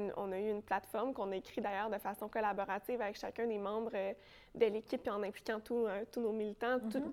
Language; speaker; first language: French; native; French